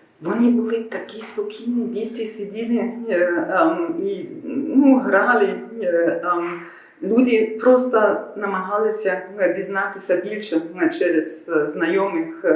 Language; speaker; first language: Ukrainian; non-native, learner; German